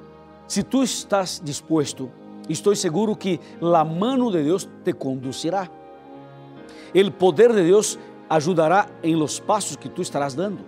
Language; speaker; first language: Spanish; non-native, fluent; Portuguese